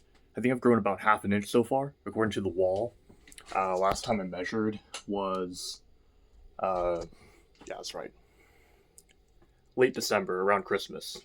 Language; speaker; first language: English; native; English